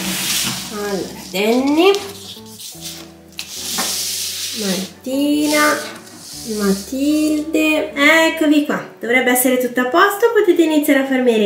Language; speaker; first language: Italian; native; Italian